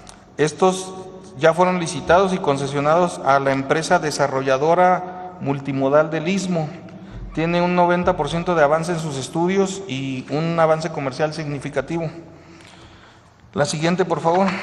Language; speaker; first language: Spanish; native; Spanish